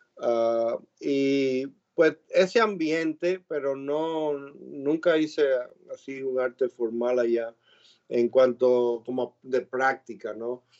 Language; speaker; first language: Spanish; native; Spanish